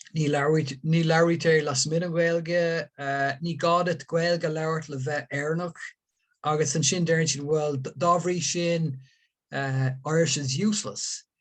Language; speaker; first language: Irish; non-native, local second language; English